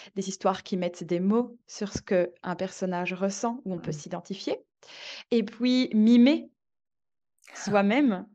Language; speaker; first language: French; native; French